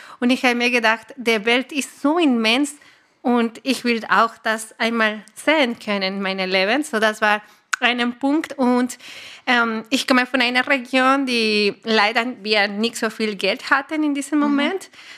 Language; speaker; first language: German; non-native, fluent; Spanish